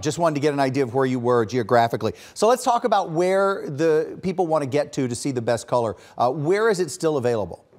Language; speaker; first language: English; native; English